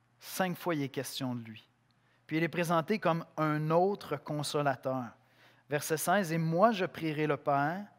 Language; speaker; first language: French; native; French